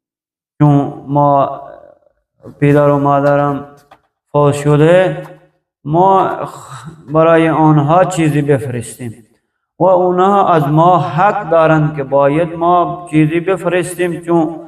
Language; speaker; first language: Persian; non-native, fluent; Urdu